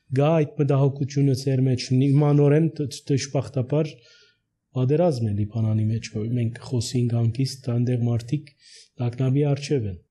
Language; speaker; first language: Armenian; early bilingual, heritage; Armenian